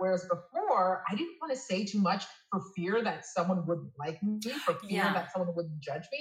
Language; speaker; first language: English; native; English